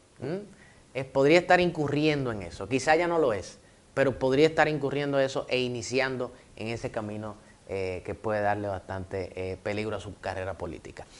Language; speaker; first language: Spanish; native; Spanish